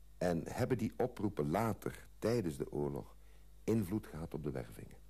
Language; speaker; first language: Dutch; native; Dutch